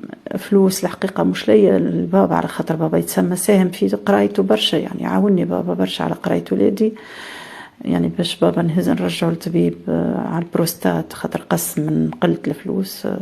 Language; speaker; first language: Arabic; native; Arabic